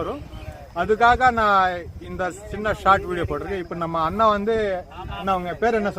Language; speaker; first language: Tamil; non-native, learner; Telugu